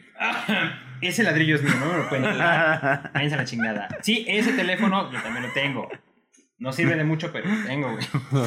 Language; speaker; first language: Spanish; native; Spanish